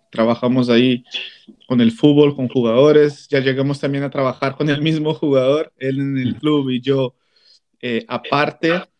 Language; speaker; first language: Spanish; non-native, fluent; Portuguese